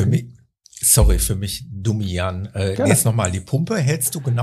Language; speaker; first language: German; native; German